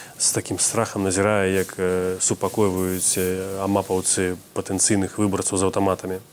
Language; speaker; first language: Belarusian; native; Belarusian